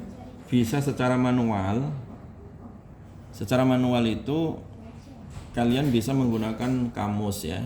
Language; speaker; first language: Indonesian; native; Indonesian